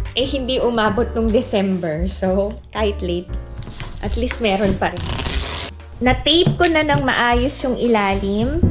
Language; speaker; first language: Filipino; native; Filipino